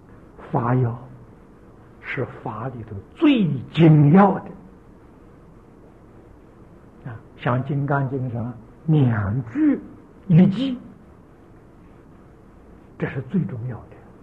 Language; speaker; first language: Chinese; native; Chinese